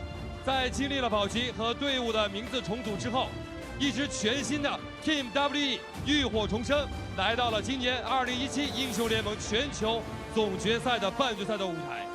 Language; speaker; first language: Chinese; native; Chinese